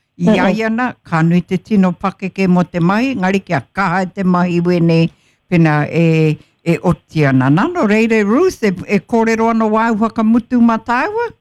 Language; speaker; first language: Māori; non-native, local second language; English